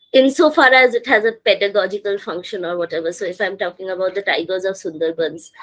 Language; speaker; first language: English; non-native, local second language; Bangla